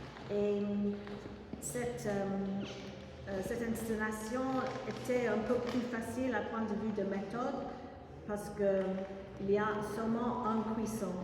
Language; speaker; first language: French; non-native, fluent; English